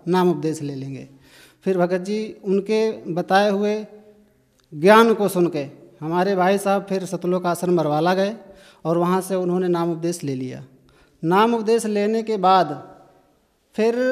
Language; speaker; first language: Hindi; native; Hindi